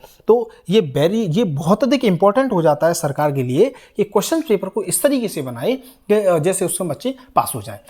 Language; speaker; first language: Hindi; native; Hindi